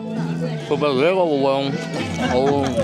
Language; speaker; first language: Spanish; non-native, fluent; Indonesian